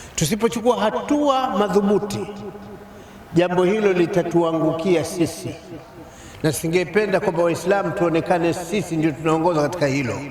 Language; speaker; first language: Swahili; native; Swahili